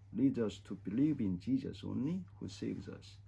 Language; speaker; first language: English; non-native, fluent; Korean